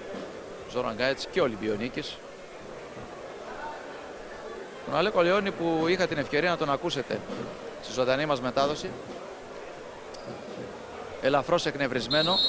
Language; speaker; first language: Greek; native; Greek